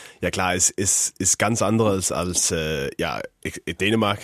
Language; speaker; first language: German; non-native, learner; Faroese